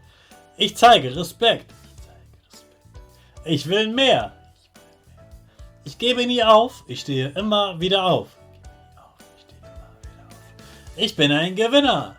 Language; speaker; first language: German; native; German